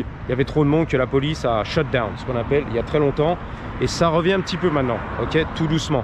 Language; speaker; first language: French; native; French